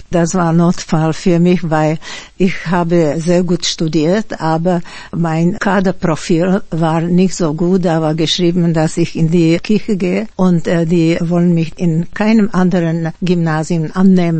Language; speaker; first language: German; non-native, fluent; Slovak